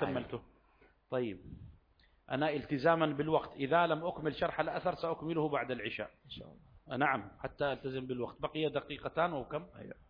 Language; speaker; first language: Arabic; native; Arabic